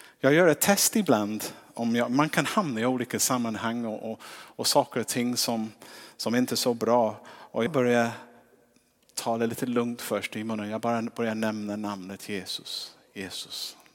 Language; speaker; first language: Swedish; non-native, fluent; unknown